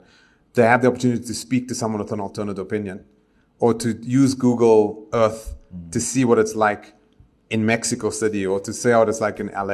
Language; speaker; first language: English; native; English